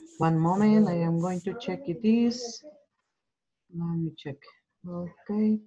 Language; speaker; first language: English; non-native, learner; Spanish